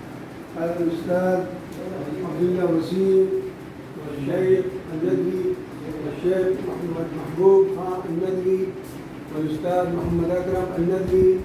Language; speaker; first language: Arabic; non-native, fluent; Urdu